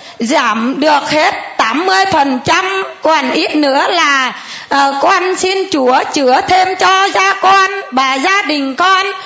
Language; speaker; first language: Vietnamese; non-native, local second language; Muong